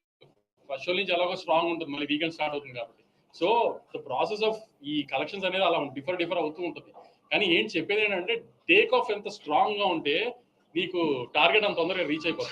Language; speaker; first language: Telugu; native; Telugu